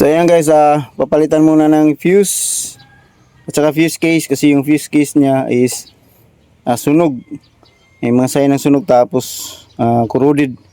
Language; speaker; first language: Filipino; non-native, local second language; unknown